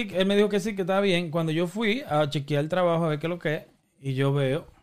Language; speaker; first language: Spanish; native; Spanish